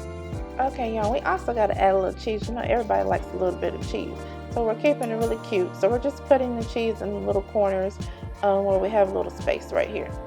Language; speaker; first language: English; native; English